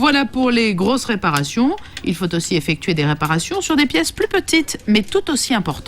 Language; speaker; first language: French; native; French